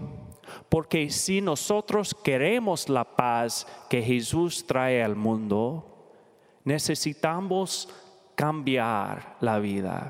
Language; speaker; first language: Spanish; non-native, learner; English